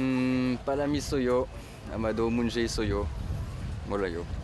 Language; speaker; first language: Korean; non-native, learner; French